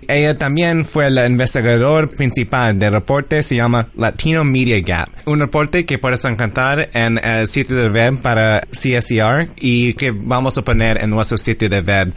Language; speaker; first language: Spanish; early bilingual, heritage; English